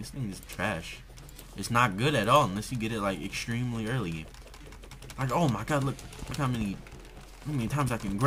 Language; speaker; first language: English; native; English